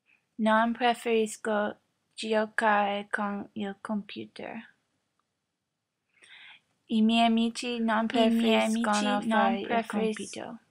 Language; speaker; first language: Italian; non-native, learner; English